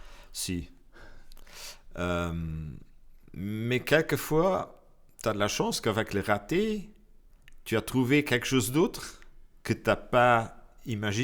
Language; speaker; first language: French; non-native, local second language; Luxembourgish